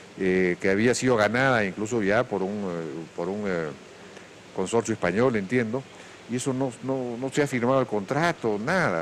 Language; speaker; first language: Spanish; native; Spanish